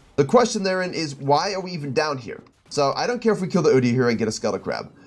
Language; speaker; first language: English; native; English